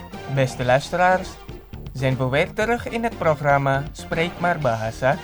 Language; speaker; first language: Dutch; non-native, fluent; Indonesian